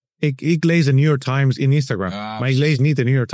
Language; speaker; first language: Dutch; non-native, learner; Spanish